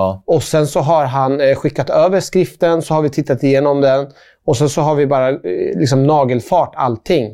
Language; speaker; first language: Swedish; early bilingual, other home language; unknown